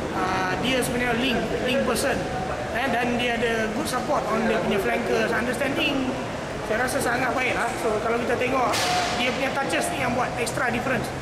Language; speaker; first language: Malay; native; Malay